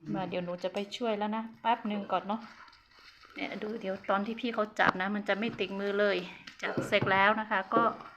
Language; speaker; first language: Thai; non-native, local second language; Hmong